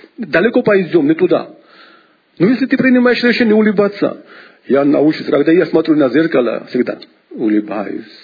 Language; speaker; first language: Russian; non-native, local second language; Georgian